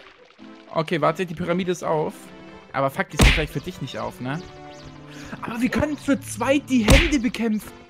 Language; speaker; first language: German; native; German